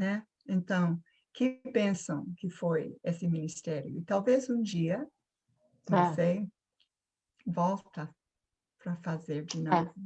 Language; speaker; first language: Portuguese; non-native, fluent; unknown